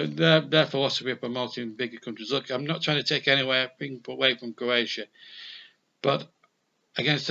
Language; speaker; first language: English; native; English